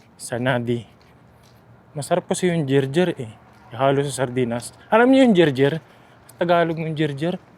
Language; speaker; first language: Filipino; non-native, local second language; Iloko